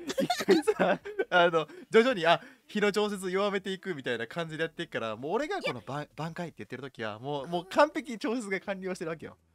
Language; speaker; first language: Japanese; native; Japanese